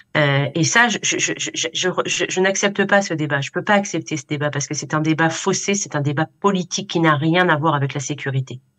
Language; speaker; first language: French; native; French